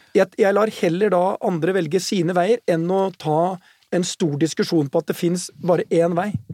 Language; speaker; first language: Norwegian; native; Norwegian